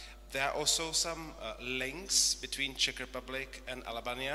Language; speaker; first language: English; non-native, fluent; Czech